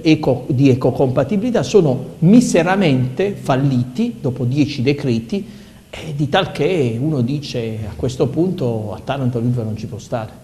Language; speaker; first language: Italian; native; Italian